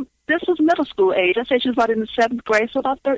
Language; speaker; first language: English; native; English